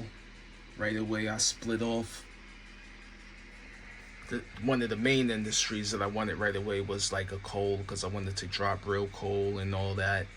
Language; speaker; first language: English; native; English